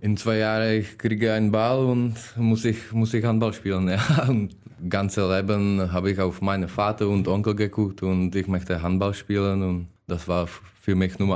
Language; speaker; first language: German; non-native, learner; Czech